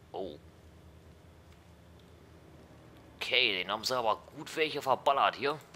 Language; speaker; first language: German; native; German